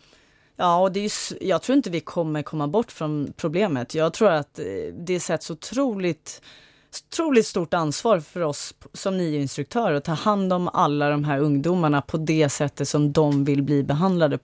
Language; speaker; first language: Swedish; native; Swedish